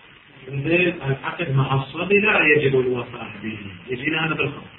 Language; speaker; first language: Arabic; native; Arabic